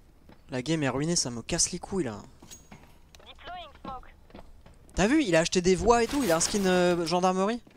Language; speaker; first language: French; native; French